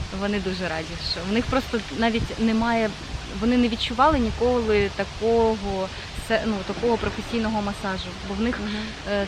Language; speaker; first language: Ukrainian; native; Ukrainian